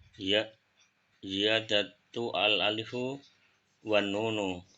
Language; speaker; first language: Arabic; non-native, learner; Indonesian